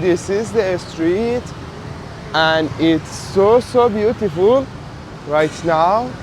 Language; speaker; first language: English; non-native, fluent; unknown